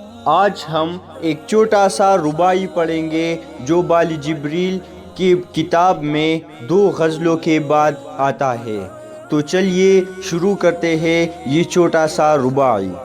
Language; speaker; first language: Urdu; native; Urdu